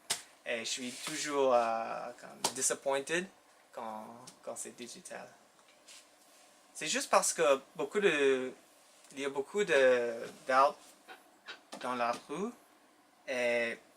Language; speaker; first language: French; non-native, local second language; English